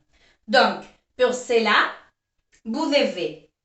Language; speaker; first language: French; non-native, fluent; Spanish